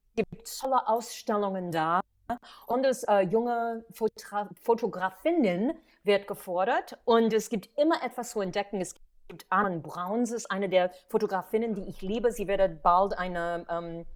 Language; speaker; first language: German; non-native, fluent; English